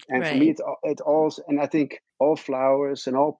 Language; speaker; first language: English; non-native, fluent; Dutch